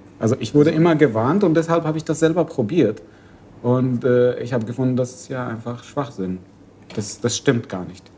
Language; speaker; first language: German; non-native, fluent; Arabic